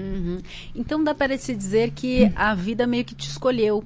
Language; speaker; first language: Portuguese; native; Portuguese